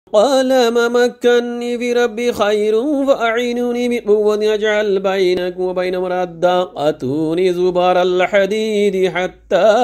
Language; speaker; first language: Arabic; non-native, learner; Bangla